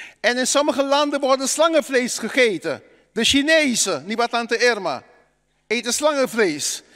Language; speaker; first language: Dutch; native; Dutch